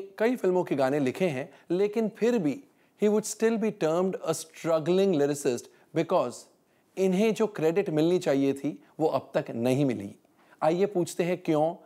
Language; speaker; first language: Hindi; native; Hindi